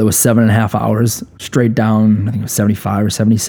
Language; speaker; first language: English; native; English